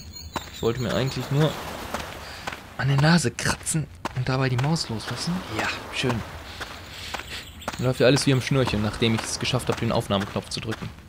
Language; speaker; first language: German; native; German